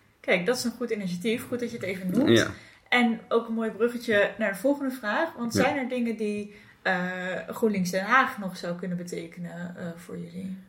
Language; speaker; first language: Dutch; native; Dutch